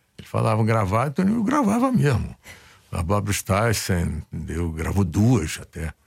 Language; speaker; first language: Portuguese; native; Portuguese